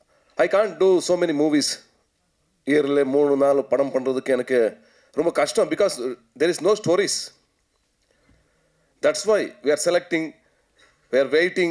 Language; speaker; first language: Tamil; non-native, local second language; Kannada